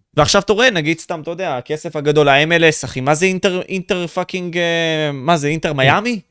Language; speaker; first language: Hebrew; native; Hebrew